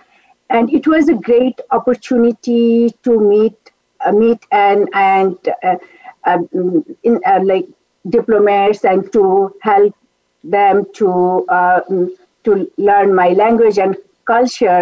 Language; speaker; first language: English; non-native, local second language; Bangla